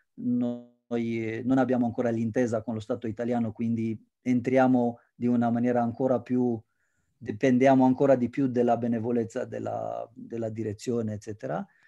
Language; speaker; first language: Italian; non-native, fluent; Romanian